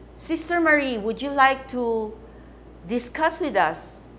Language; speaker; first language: English; non-native, local second language; Filipino